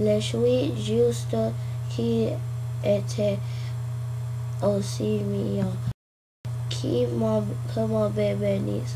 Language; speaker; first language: French; non-native, learner; English